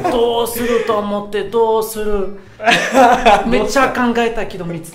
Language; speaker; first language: Japanese; non-native, learner; French